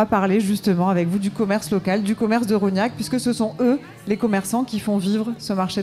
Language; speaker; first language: French; native; French